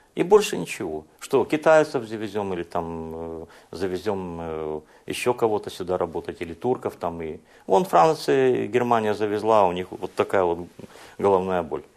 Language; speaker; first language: Russian; non-native, local second language; Hungarian